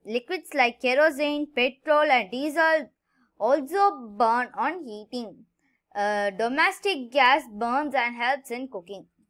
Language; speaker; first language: English; non-native, local second language; Tamil